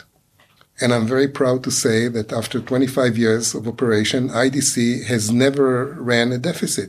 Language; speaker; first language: English; non-native, fluent; Hebrew